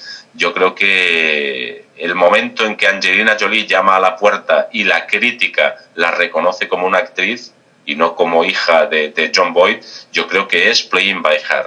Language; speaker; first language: Spanish; native; Spanish